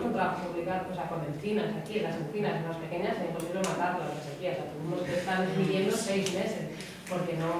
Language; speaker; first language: Spanish; native; Spanish